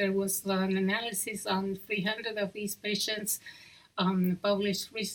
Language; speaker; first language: English; non-native, fluent; Spanish